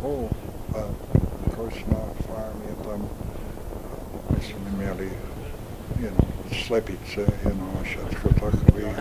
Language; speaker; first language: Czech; early bilingual, heritage; Czech